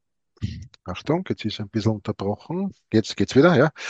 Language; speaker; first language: German; native; German